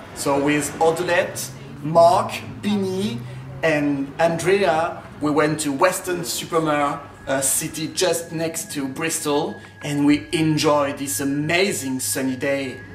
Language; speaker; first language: English; non-native, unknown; French